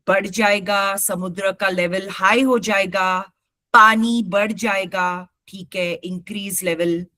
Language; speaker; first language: Hindi; non-native, local second language; Marathi